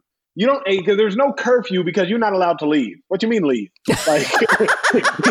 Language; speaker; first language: English; native; English